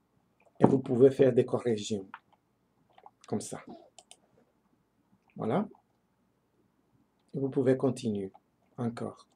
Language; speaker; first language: French; non-native, fluent; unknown